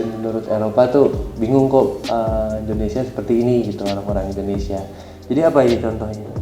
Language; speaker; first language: Indonesian; native; Indonesian